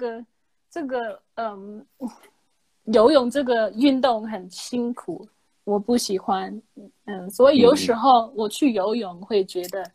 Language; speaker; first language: Chinese; non-native, fluent; English